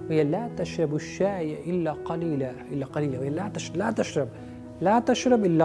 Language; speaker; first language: Arabic; non-native, fluent; Urdu